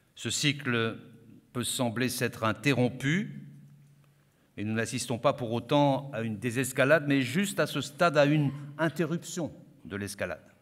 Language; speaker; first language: French; native; French